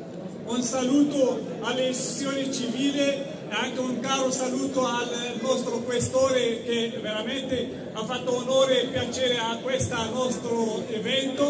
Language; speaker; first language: Italian; non-native, fluent; Arabic